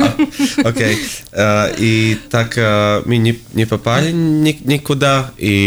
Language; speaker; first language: Russian; non-native, local second language; Latvian